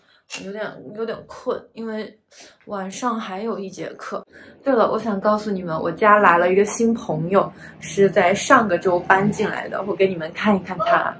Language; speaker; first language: Chinese; native; Chinese